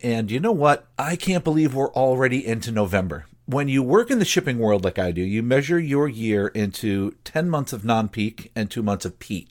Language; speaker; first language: English; native; English